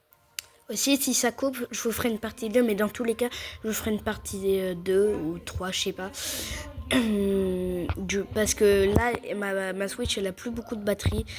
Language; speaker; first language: French; native; French